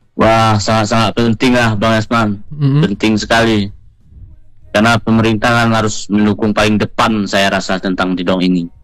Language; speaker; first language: Indonesian; non-native, local second language; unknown